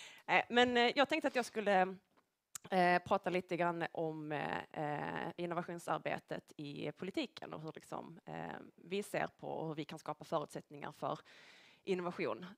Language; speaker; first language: Swedish; native; Swedish